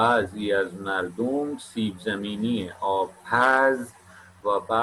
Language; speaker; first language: Persian; non-native, fluent; Urdu